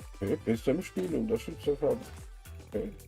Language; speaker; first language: German; native; German